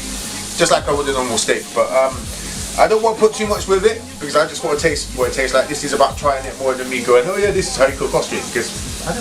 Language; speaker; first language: English; native; English